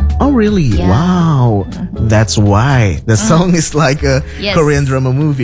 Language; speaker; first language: English; non-native, local second language; Indonesian